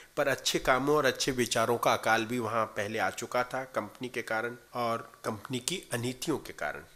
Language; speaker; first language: Hindi; native; Hindi